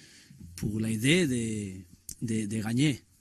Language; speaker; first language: French; non-native, learner; Spanish